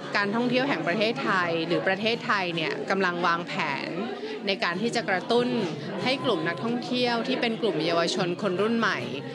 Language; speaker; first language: Thai; native; Thai